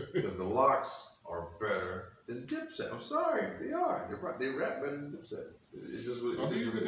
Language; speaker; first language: English; native; English